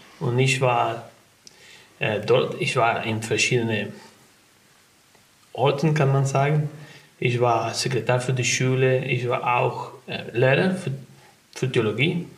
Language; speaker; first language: German; non-native, learner; Spanish